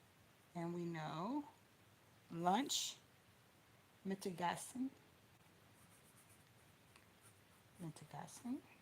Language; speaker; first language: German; non-native, learner; English